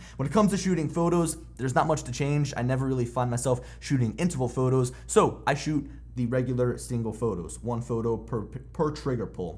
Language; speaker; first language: English; native; English